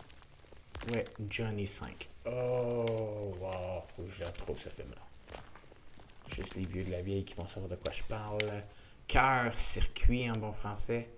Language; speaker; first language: French; native; French